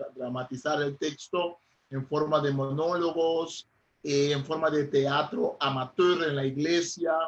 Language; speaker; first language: Spanish; non-native, fluent; Papiamento